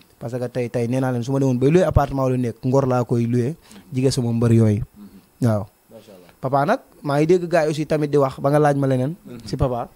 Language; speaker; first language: Wolof; native; Wolof